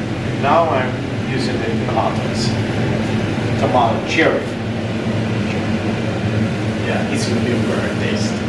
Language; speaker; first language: English; non-native, learner; Ukrainian